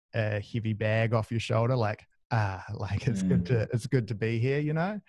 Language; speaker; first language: English; native; English